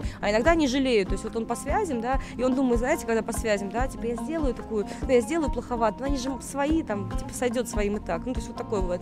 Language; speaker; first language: Russian; native; Russian